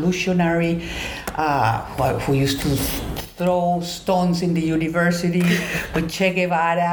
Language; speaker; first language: English; non-native, fluent; Spanish